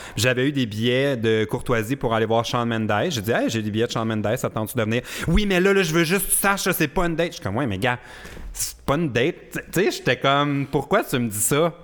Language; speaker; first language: French; native; French